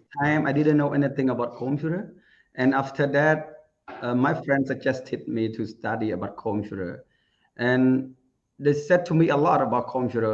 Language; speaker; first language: English; non-native, learner; Khmer